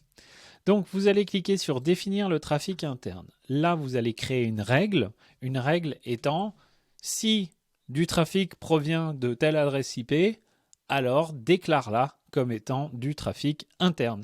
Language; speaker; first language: French; native; French